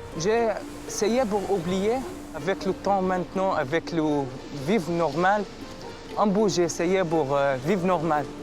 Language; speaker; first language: French; non-native, learner; Arabic